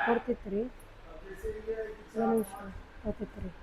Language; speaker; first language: Filipino; native; Filipino